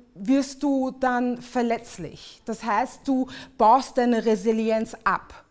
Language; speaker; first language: German; early bilingual, other home language; English